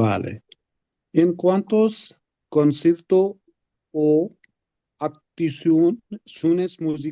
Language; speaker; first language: Spanish; non-native, learner; Urdu